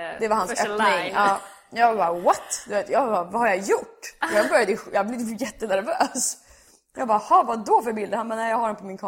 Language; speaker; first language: Swedish; native; Swedish